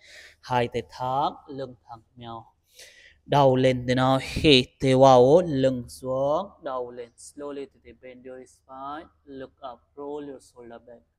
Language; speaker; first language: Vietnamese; non-native, learner; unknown